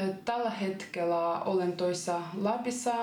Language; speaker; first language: Finnish; non-native, fluent; Ukrainian